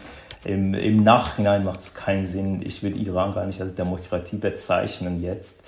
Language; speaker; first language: German; non-native, fluent; Persian